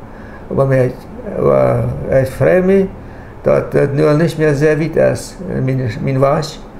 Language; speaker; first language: German; non-native, local second language; Low German